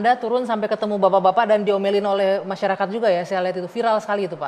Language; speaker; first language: Indonesian; native; Indonesian